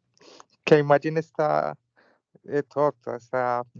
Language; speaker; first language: Portuguese; non-native, learner; Spanish